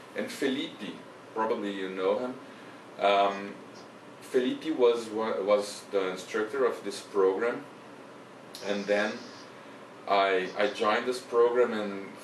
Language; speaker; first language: English; non-native, fluent; Portuguese